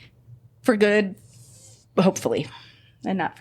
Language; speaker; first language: English; native; English